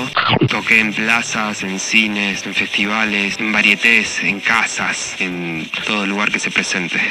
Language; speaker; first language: Spanish; native; Spanish